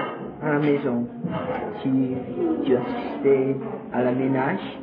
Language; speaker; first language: French; non-native, learner; English